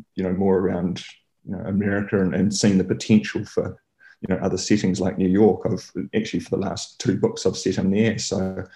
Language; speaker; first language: English; native; English